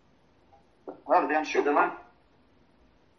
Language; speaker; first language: Hebrew; non-native, fluent; English